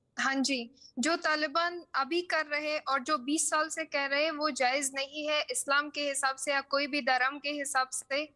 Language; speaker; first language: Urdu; non-native, fluent; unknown